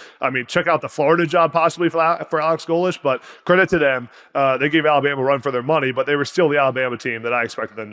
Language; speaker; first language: English; native; English